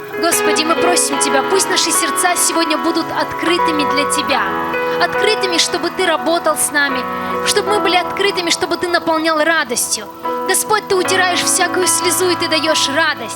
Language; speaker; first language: Russian; native; Russian